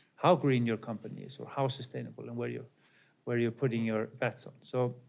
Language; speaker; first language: English; non-native, fluent; Icelandic